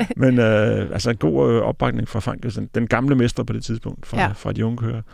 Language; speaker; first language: Danish; native; Danish